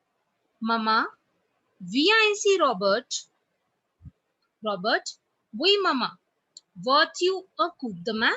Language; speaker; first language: French; non-native, fluent; Hindi